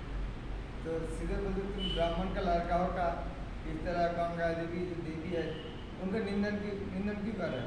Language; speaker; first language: Hindi; non-native, local second language; Bangla